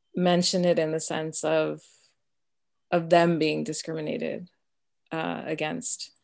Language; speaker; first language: English; early bilingual, other home language; Spanish